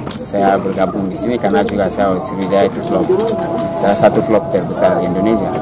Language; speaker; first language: Indonesian; non-native, fluent; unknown